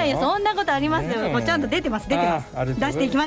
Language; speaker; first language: Japanese; native; Japanese